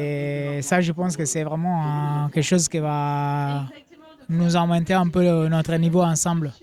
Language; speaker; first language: French; non-native, fluent; Italian